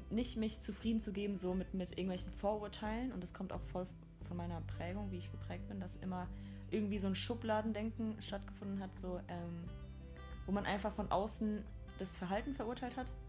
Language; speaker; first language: German; native; German